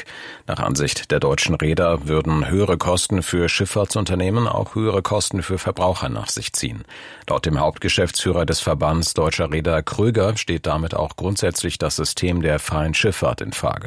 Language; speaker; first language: German; native; German